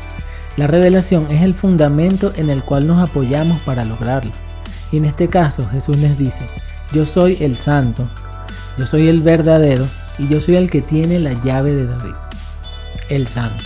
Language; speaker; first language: Spanish; native; Spanish